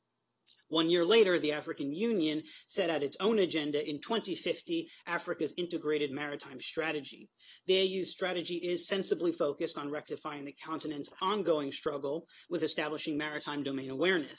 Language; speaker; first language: English; native; English